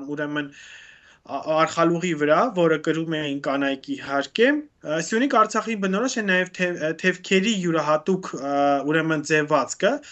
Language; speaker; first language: Armenian; native; Armenian